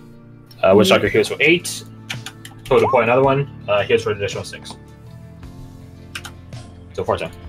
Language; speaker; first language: English; native; English